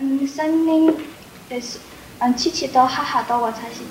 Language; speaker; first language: Japanese; non-native, learner; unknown